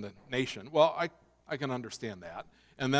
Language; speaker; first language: English; native; English